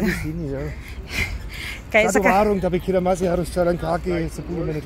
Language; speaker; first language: Indonesian; non-native, learner; German